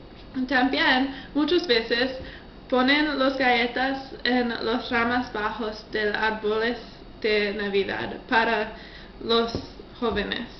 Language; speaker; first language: Spanish; non-native, learner; English